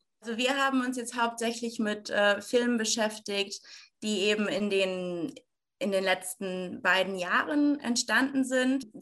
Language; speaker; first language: German; native; German